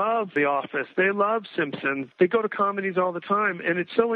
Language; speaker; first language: English; native; English